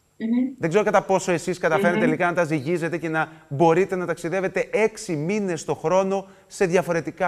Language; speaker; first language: Greek; native; Greek